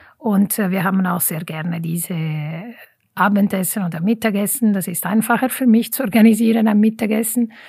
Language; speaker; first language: German; non-native, fluent; Italian